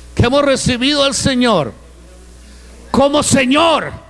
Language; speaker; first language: Spanish; native; Spanish